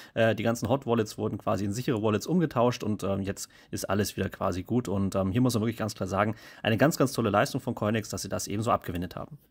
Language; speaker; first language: German; native; German